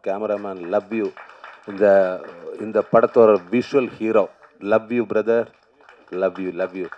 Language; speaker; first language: Tamil; non-native, learner; Malayalam